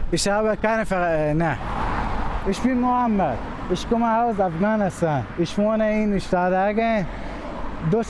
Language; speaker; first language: German; non-native, learner; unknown